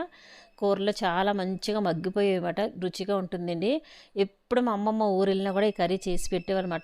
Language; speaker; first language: Telugu; native; Telugu